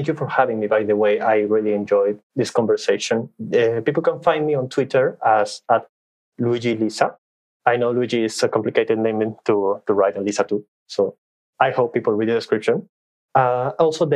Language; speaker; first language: English; non-native, fluent; Spanish